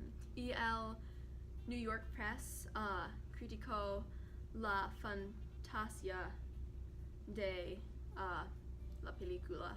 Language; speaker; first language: Spanish; non-native, learner; English